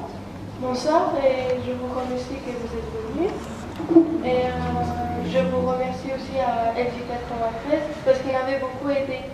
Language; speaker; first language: French; early bilingual, other home language; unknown